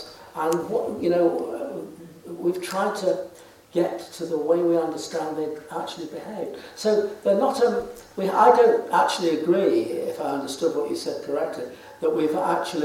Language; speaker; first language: English; native; English